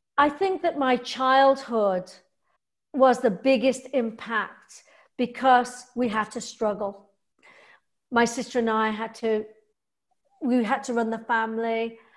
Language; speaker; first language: English; native; English